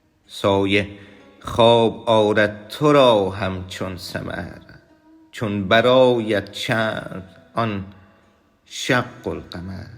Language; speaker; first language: Persian; native; Persian